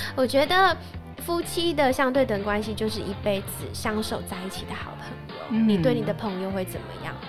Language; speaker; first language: Chinese; non-native, local second language; Hakka Chinese